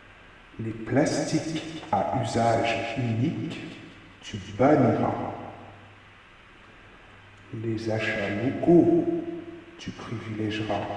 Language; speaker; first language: French; native; French